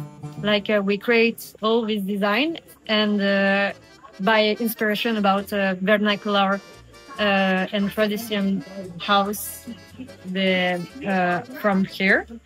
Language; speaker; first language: English; non-native, learner; French